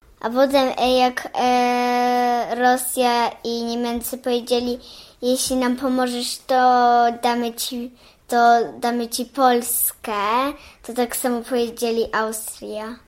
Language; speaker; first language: Polish; early bilingual, heritage; Polish